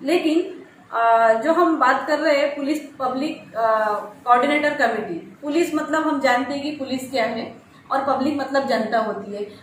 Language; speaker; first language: Hindi; non-native, local second language; Marathi